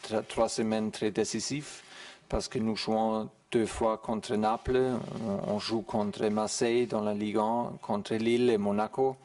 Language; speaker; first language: French; non-native, learner; German